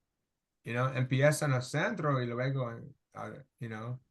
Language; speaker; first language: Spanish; non-native, fluent; English